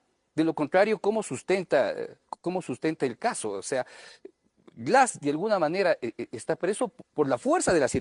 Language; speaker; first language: Spanish; native; Spanish